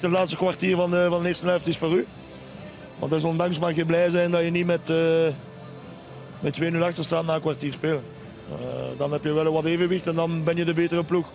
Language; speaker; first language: Dutch; native; Dutch